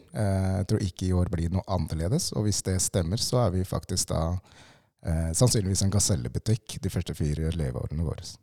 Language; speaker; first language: Norwegian; early bilingual, other home language; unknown